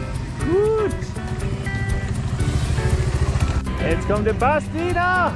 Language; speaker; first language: German; native; German